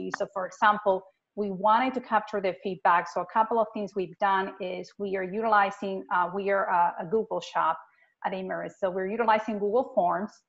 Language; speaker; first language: English; non-native, fluent; Spanish